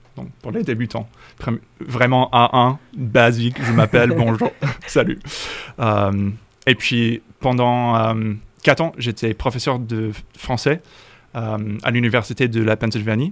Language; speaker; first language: French; non-native, fluent; English